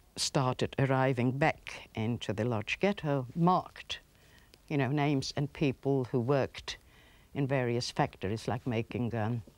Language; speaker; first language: English; early bilingual, other home language; Polish